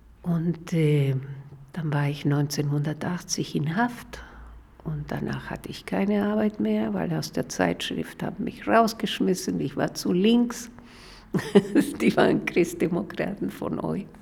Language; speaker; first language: German; non-native, fluent; Spanish